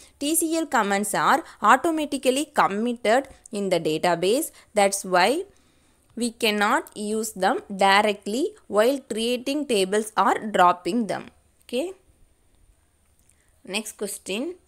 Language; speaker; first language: English; non-native, local second language; Tamil